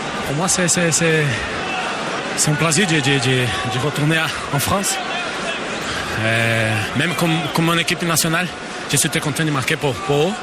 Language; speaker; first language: French; non-native, learner; Portuguese